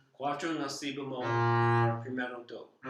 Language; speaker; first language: Portuguese; non-native, learner; English